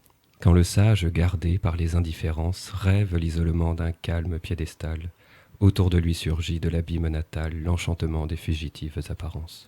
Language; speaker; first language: French; native; French